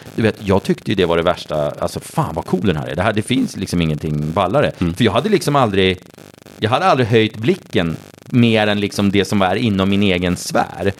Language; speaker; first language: Swedish; native; Swedish